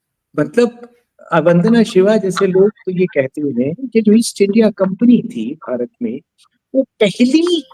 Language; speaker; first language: Hindi; native; Hindi